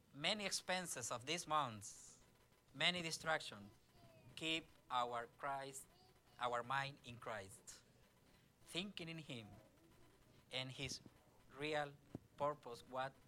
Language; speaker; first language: English; non-native, learner; Spanish